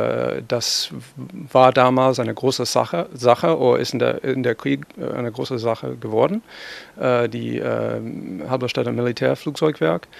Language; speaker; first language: German; non-native, fluent; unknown